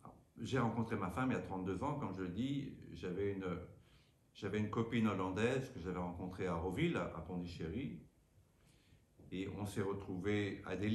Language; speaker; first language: French; native; French